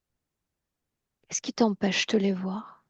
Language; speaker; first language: French; native; French